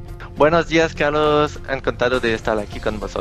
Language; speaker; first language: Spanish; non-native, fluent; French